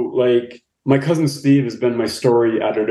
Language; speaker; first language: English; native; English